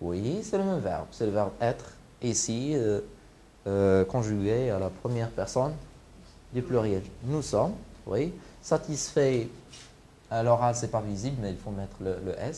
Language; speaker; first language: French; non-native, local second language; Arabic